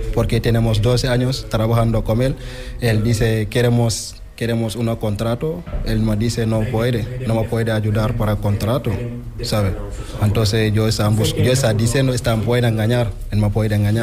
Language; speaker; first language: Spanish; non-native, learner; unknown